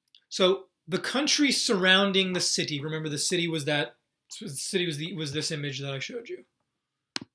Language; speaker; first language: English; native; English